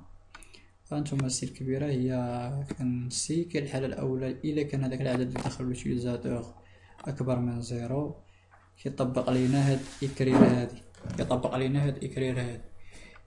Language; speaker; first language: Arabic; native; Arabic